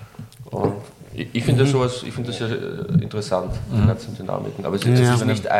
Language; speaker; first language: German; native; German